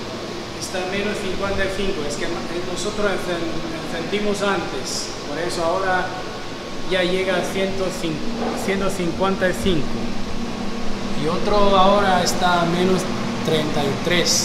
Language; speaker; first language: Spanish; non-native, fluent; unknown